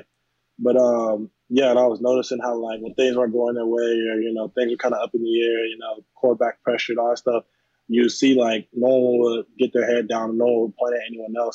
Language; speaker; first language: English; native; English